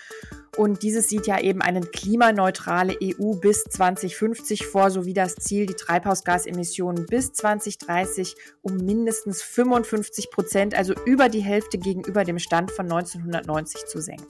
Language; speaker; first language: German; native; German